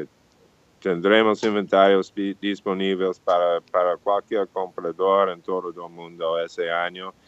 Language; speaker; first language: Portuguese; non-native, fluent; English